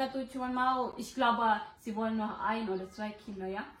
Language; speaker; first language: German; non-native, learner; Indonesian